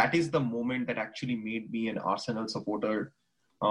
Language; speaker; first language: English; non-native, local second language; Bangla